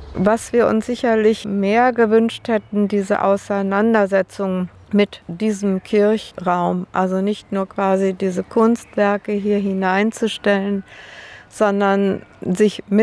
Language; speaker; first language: German; native; German